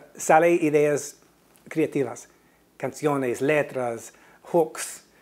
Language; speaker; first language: Spanish; non-native, fluent; English